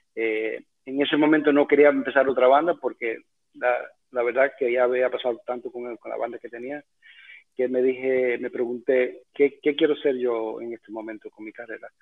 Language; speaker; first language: Spanish; early bilingual, heritage; Spanish